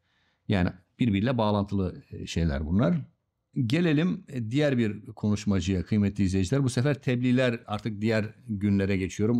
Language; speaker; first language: Turkish; native; Turkish